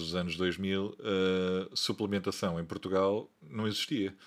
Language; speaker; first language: Portuguese; native; Portuguese